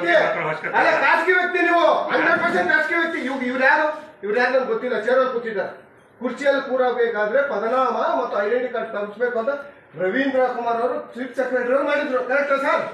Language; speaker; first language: Kannada; native; Kannada